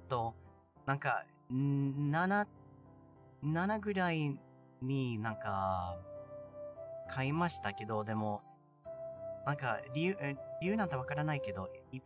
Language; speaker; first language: Japanese; non-native, learner; English